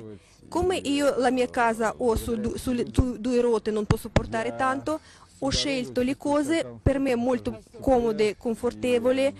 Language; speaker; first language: Italian; non-native, fluent; Russian